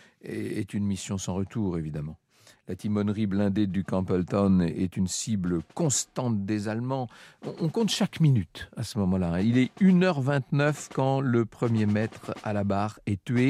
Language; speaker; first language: French; native; French